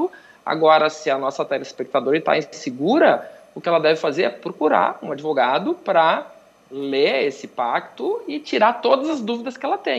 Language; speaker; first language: Portuguese; native; Portuguese